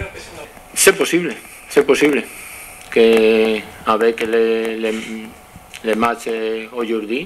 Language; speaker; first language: French; non-native, learner; Spanish